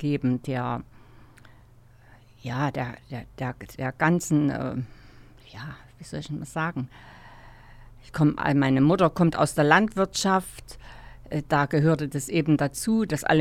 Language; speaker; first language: German; native; German